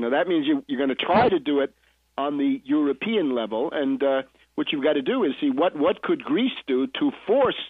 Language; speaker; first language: English; native; English